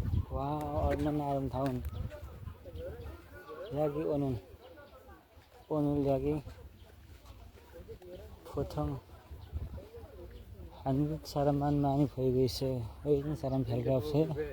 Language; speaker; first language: Korean; non-native, learner; Nepali